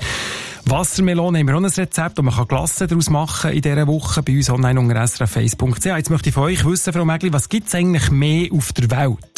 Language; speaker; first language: German; native; German